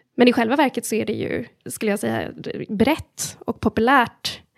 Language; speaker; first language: Swedish; early bilingual, other home language; Amharic